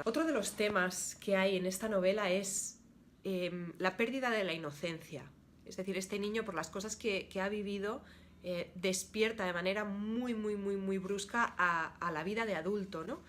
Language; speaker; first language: Spanish; native; Spanish